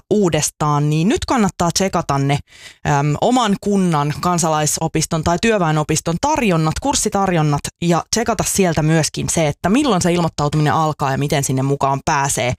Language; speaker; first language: Finnish; native; Finnish